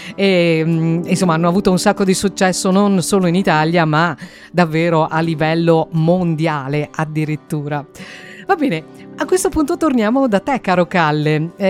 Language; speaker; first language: Italian; native; Italian